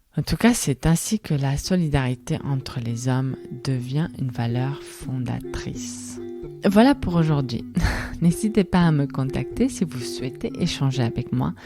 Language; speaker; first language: French; non-native, fluent; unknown